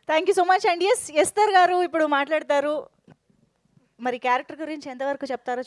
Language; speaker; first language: Telugu; native; Telugu